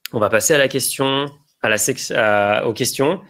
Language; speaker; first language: French; native; French